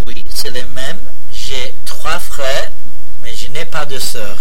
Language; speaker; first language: French; non-native, learner; English